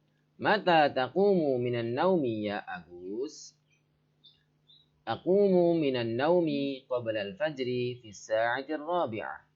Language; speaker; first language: Arabic; non-native, fluent; Indonesian